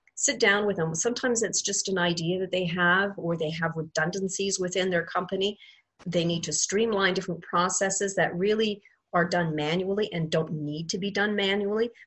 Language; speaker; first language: English; native; English